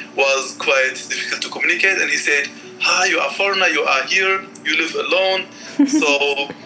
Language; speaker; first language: English; non-native, fluent; Arabic